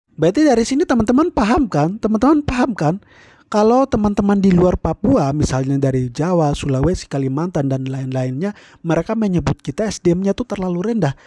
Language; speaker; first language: Indonesian; native; Indonesian